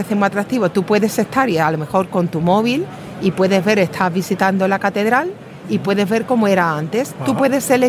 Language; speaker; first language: Spanish; native; Spanish